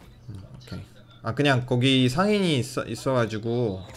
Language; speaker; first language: Korean; non-native, fluent; Russian